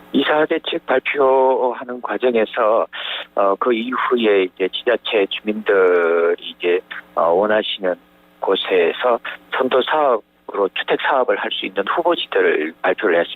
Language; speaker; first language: Korean; native; Korean